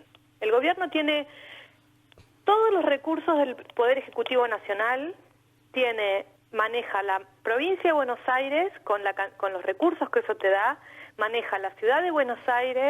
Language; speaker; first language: Spanish; native; Spanish